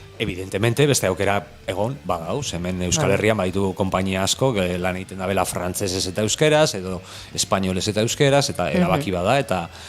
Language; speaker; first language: Basque; non-native, local second language; Spanish